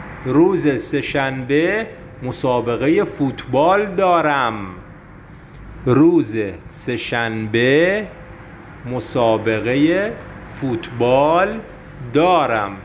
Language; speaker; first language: Persian; non-native, fluent; Arabic